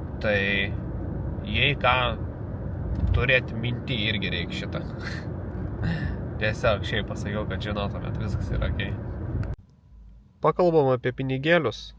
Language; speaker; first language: Lithuanian; native; Lithuanian